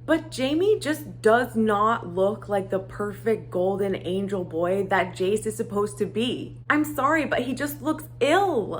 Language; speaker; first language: English; native; English